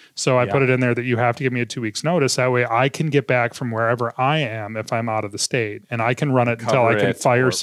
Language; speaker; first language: English; native; English